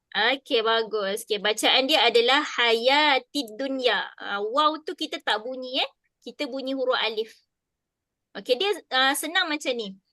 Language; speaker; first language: Malay; native; Malay